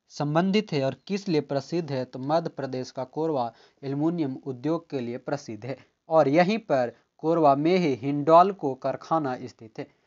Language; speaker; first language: Hindi; native; Hindi